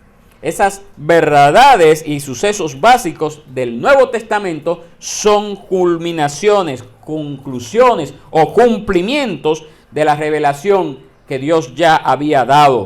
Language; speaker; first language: Spanish; native; Spanish